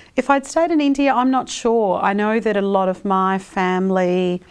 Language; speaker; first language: English; early bilingual, other home language; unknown